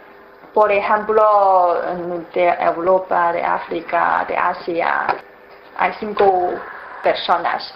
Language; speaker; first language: Spanish; non-native, learner; Chinese